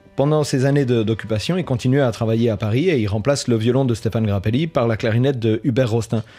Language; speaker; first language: French; native; French